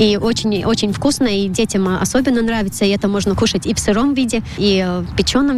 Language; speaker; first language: Russian; non-native, local second language; Latvian